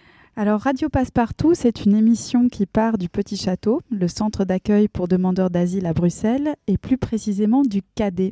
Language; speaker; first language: French; native; French